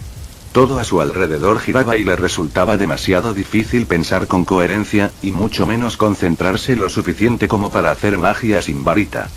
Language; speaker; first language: Spanish; native; Spanish